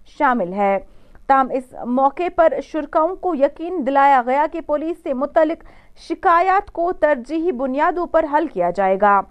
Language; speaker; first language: Urdu; non-native, local second language; Kashmiri